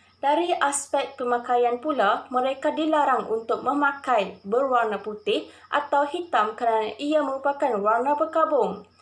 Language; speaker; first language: Malay; native; Malay